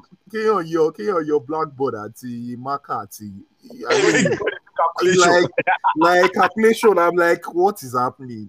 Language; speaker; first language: English; non-native, local second language; Yoruba